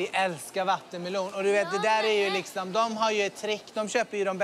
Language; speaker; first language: Swedish; early bilingual, other home language; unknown